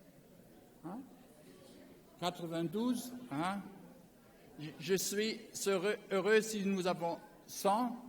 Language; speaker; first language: French; non-native, learner; German